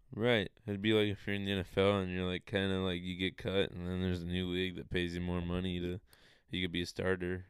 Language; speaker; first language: English; native; English